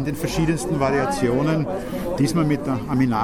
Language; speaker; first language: German; native; German